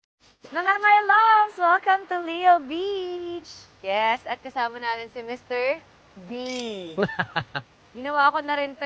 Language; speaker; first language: Filipino; native; Filipino